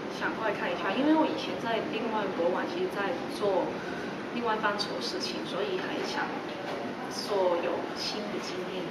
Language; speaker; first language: Chinese; non-native, local second language; Cantonese